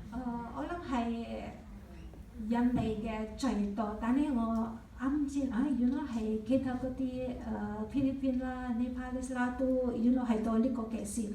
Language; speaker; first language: Cantonese; non-native, learner; Indonesian